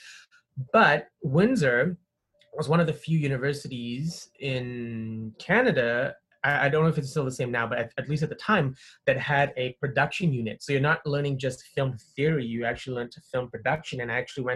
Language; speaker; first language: English; non-native, local second language; Tamil